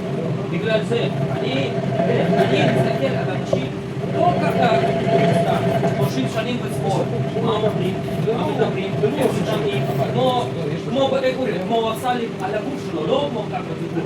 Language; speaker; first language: Hebrew; non-native, learner; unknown